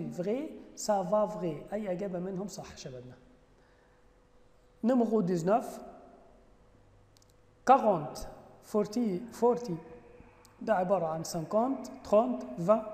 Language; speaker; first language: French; non-native, fluent; Arabic